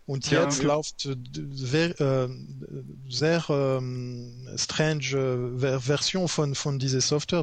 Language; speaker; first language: German; non-native, learner; French